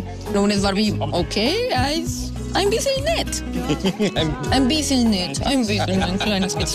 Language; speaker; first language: German; non-native, learner; Spanish